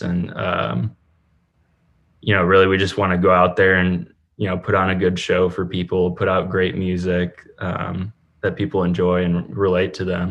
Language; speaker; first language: English; native; English